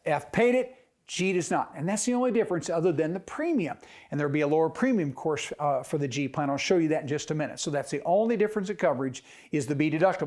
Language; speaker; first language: English; native; English